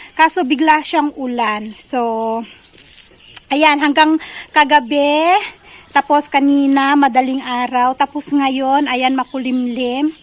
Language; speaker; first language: Filipino; non-native, local second language; Iloko